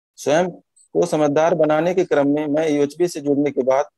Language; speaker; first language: Hindi; native; Hindi